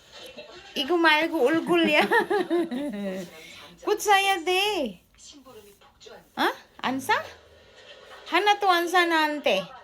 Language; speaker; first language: Korean; non-native, learner; Filipino